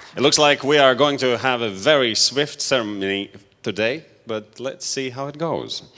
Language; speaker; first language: English; non-native, fluent; Latvian